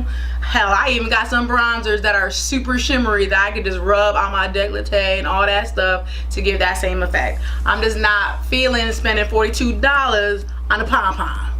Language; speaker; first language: English; native; English